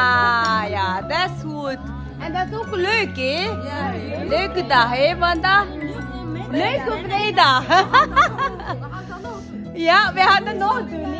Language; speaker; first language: Dutch; non-native, learner; Tibetan